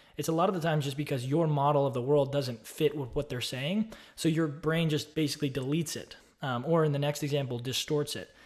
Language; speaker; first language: English; native; English